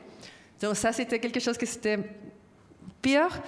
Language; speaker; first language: French; non-native, fluent; Spanish